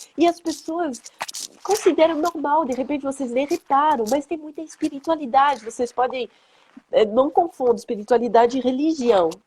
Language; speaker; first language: Portuguese; non-native, fluent; French